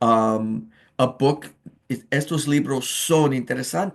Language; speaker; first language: Spanish; non-native, fluent; English